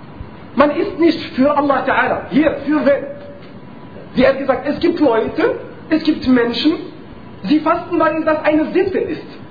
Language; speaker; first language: German; non-native, fluent; Arabic